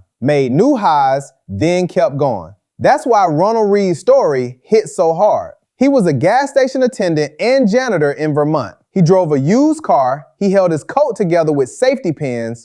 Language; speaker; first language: English; native; English